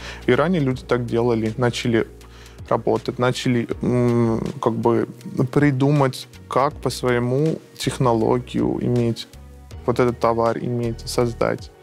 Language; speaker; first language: Russian; non-native, fluent; Persian